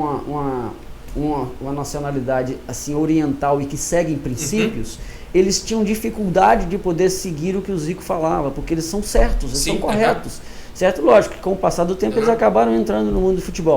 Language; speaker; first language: Portuguese; native; Portuguese